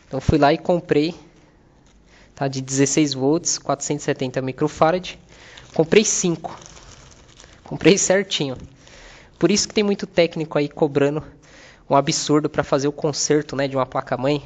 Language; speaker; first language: Portuguese; native; Portuguese